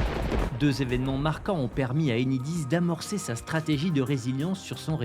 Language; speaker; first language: French; native; French